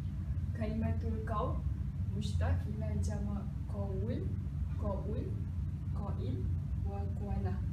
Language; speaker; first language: Arabic; non-native, learner; Malay